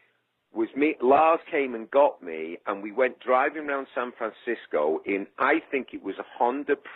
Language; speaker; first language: English; native; English